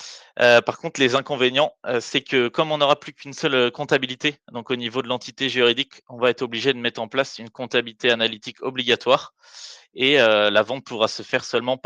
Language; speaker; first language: French; native; French